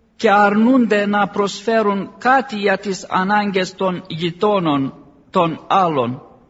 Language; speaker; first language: Greek; non-native, fluent; Arabic